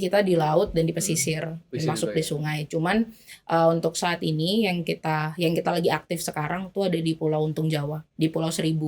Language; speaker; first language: Indonesian; native; Indonesian